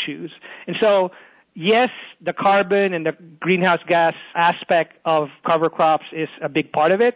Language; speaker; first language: English; non-native, local second language; Filipino